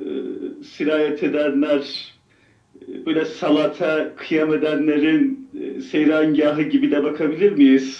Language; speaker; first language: Turkish; native; Turkish